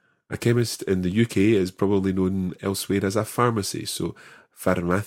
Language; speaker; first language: English; native; English